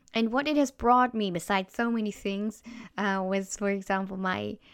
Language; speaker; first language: English; non-native, fluent; German